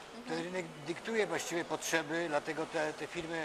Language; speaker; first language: Polish; native; Polish